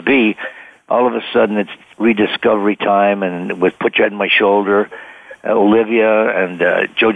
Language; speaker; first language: English; native; English